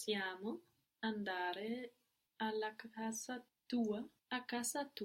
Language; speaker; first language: Italian; non-native, learner; English